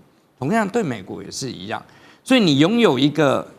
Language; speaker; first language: Chinese; native; Chinese